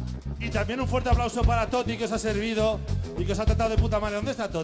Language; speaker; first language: Spanish; native; Spanish